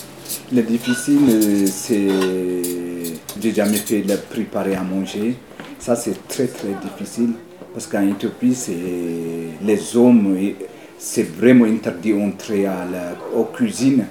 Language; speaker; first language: French; non-native, learner; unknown